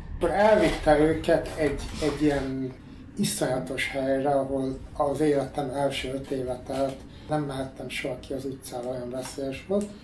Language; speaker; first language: Hungarian; early bilingual, heritage; Hungarian